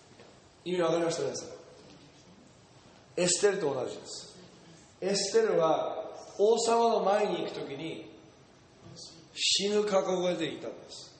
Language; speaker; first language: Japanese; non-native, fluent; English